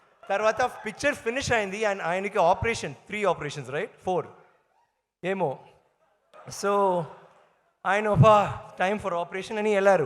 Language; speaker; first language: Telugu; non-native, learner; Tamil